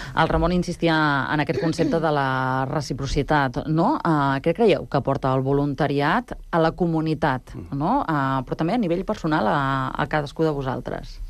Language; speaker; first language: Catalan; native; Catalan